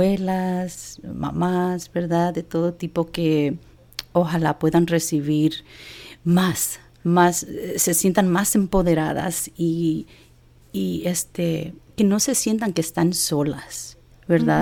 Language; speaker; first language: Spanish; early bilingual, heritage; Spanish